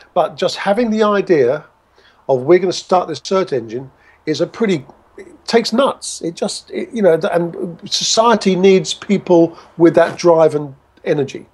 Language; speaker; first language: English; native; English